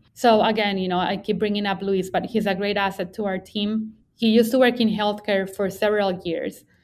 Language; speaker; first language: English; non-native, fluent; Spanish